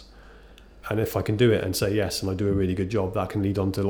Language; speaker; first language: English; native; English